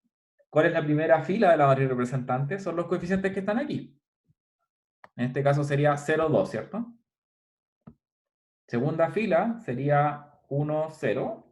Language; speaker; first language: Spanish; native; Spanish